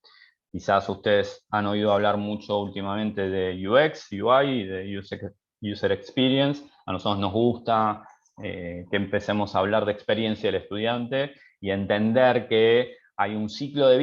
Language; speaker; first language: Spanish; native; Spanish